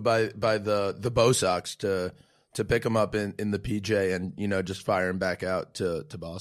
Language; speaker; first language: English; native; English